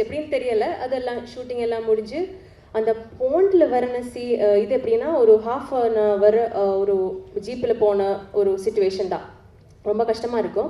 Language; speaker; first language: Tamil; non-native, learner; Malayalam